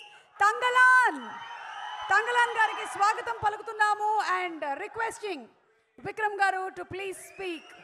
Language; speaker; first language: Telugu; native; Telugu